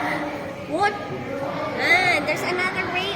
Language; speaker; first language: English; non-native, local second language; Filipino